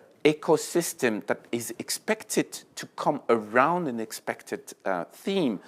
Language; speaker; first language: English; non-native, fluent; French